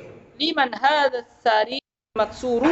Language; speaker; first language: Arabic; non-native, fluent; Indonesian